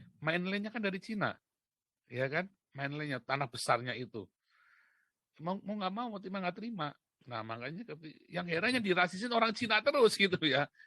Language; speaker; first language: Indonesian; native; Indonesian